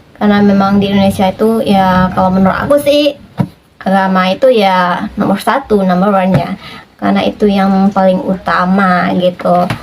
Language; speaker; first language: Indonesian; native; Indonesian